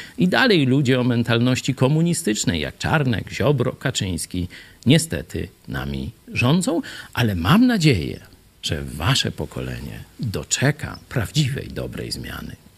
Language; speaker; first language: Polish; native; Polish